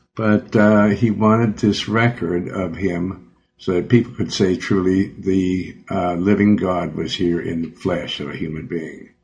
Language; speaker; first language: English; native; English